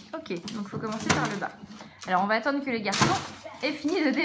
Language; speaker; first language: French; native; French